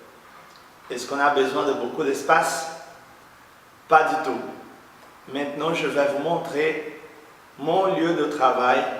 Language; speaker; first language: French; non-native, fluent; Portuguese